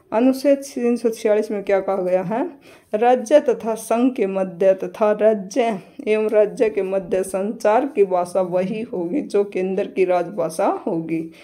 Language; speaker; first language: Hindi; native; Hindi